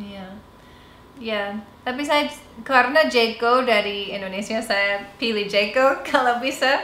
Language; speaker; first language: Indonesian; non-native, fluent; English